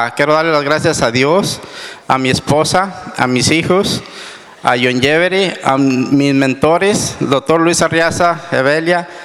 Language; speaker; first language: Spanish; native; Spanish